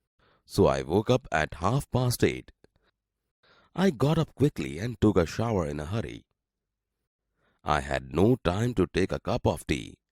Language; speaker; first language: English; non-native, local second language; Gujarati